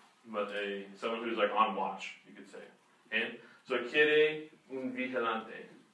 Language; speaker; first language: English; native; English